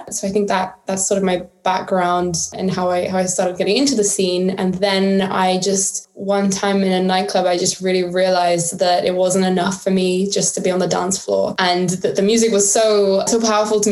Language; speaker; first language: English; native; English